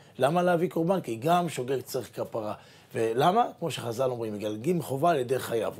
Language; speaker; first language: Hebrew; native; Hebrew